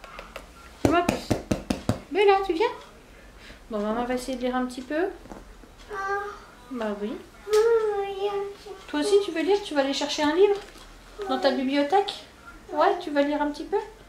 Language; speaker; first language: French; native; French